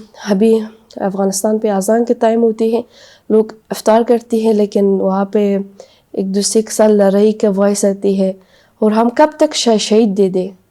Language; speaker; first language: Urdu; non-native, learner; Persian